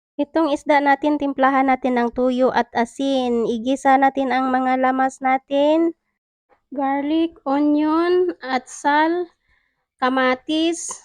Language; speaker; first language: Filipino; non-native, local second language; Cebuano